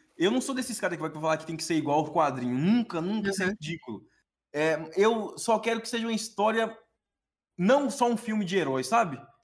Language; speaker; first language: Portuguese; native; Portuguese